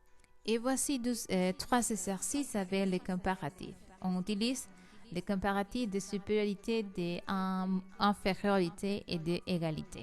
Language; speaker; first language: French; non-native, learner; Spanish